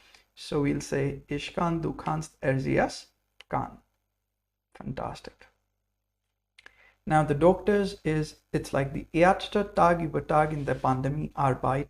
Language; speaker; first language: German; non-native, fluent; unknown